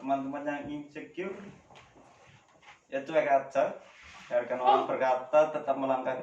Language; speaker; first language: Indonesian; native; Indonesian